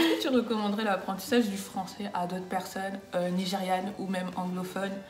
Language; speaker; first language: French; native; French